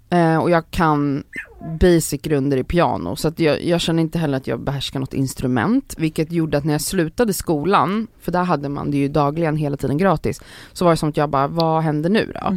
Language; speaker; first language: Swedish; early bilingual, other home language; Polish